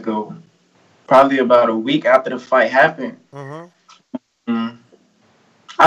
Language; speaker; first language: English; native; English